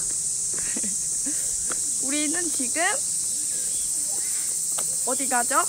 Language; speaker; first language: Korean; native; Korean